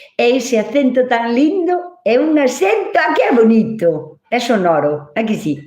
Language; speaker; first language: Galician; native; Galician